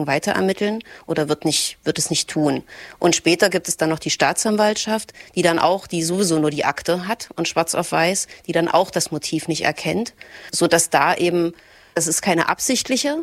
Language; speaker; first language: German; native; German